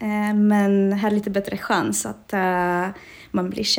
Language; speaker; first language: Swedish; non-native, fluent; Czech